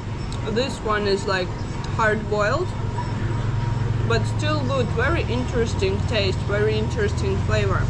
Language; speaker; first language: English; non-native, fluent; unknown